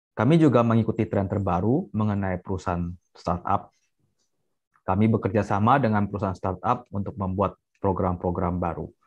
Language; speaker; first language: Indonesian; native; Indonesian